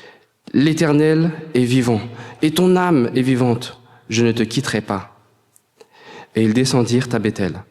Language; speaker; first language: French; native; French